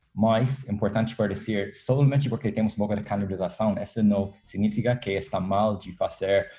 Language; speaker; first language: Portuguese; non-native, fluent; English